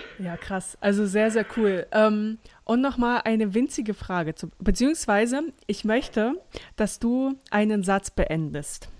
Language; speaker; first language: German; early bilingual, other home language; Russian